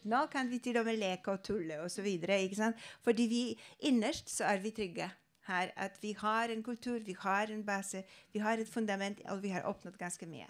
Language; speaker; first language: Norwegian; non-native, fluent; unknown